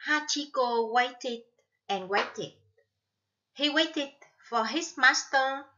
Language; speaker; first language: English; non-native, fluent; Vietnamese